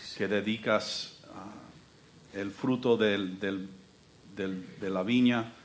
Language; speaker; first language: Spanish; non-native, fluent; English